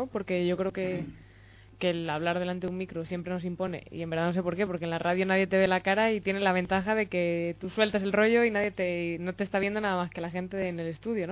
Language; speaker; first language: Spanish; native; Spanish